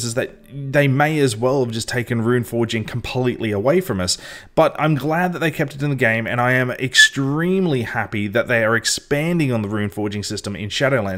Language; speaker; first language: English; native; English